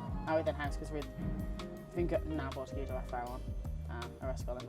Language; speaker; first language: Welsh; native; Welsh